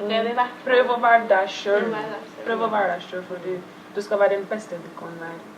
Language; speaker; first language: Norwegian; early bilingual, other home language; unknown